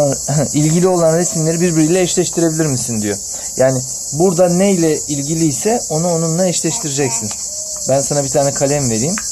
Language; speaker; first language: Turkish; native; Turkish